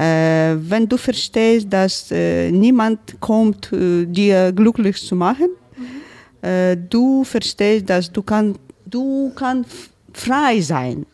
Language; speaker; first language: German; non-native, learner; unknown